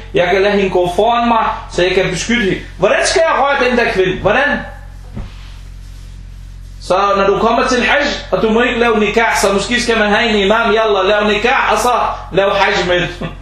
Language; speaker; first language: Danish; non-native, fluent; Arabic